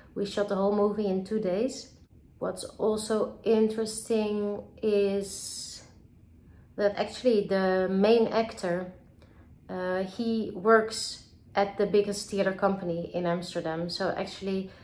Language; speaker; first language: English; non-native, fluent; Dutch